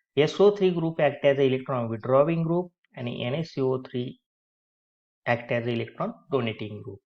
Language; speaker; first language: English; non-native, local second language; Marathi